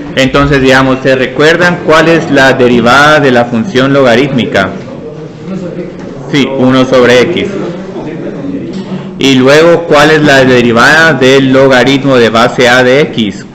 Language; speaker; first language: Spanish; native; Spanish